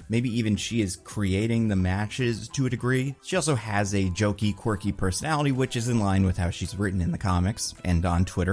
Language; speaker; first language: English; native; English